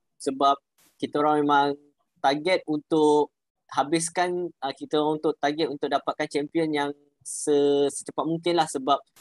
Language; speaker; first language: Malay; native; Malay